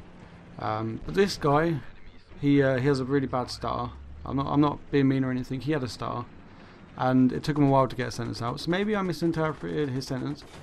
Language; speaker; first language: English; native; English